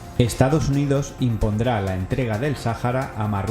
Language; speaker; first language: Spanish; native; Spanish